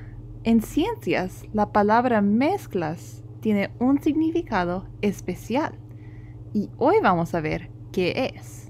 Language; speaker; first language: Spanish; non-native, fluent; English